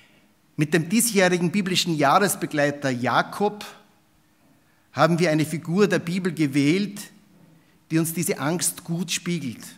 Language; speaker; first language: German; native; German